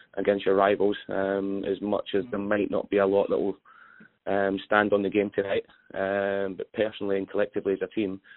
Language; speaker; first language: English; native; English